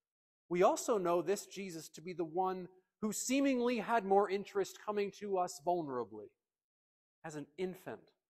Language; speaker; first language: English; native; English